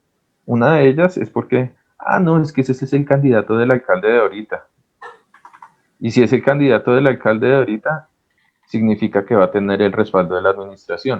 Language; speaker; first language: Spanish; native; Spanish